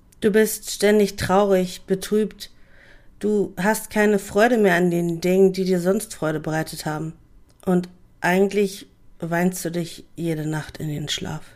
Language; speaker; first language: German; native; German